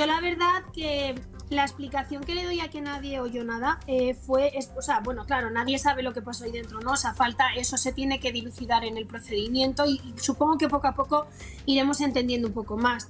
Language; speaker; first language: Spanish; native; Spanish